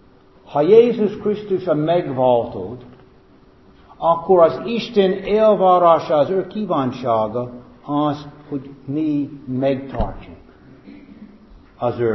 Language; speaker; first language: Hungarian; non-native, fluent; English